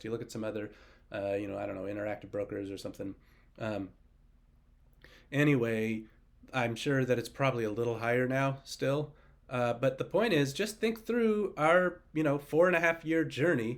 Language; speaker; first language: English; native; English